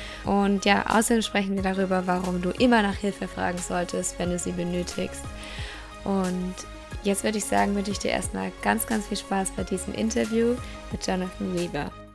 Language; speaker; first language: German; native; German